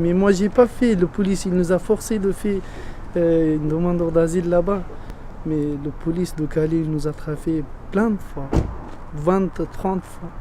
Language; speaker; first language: French; non-native, learner; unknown